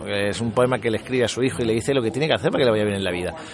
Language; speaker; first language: Spanish; native; Spanish